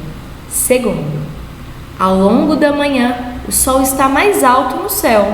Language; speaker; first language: Portuguese; native; Portuguese